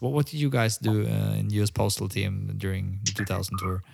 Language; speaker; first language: English; non-native, fluent; Norwegian